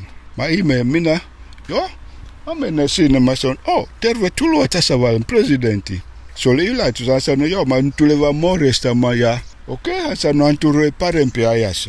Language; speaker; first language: Finnish; non-native, learner; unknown